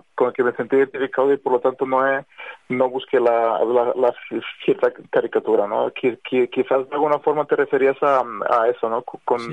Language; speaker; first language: Spanish; non-native, fluent; Serbian